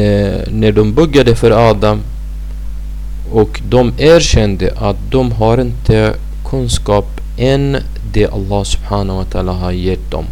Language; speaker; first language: Swedish; non-native, fluent; Arabic